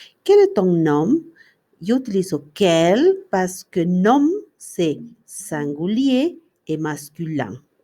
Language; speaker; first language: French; non-native, fluent; Spanish